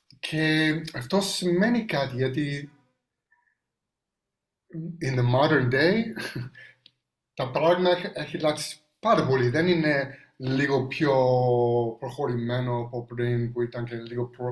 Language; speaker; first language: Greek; non-native, learner; English